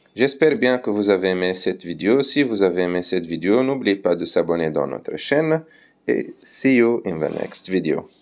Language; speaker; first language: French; non-native, local second language; Arabic